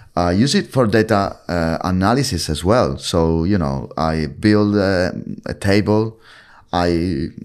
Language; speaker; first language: English; non-native, fluent; Italian